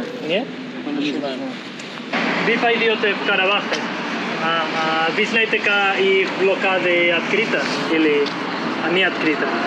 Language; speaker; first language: Russian; non-native, learner; Spanish